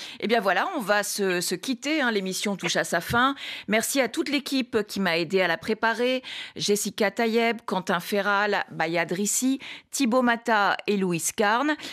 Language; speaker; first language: French; native; French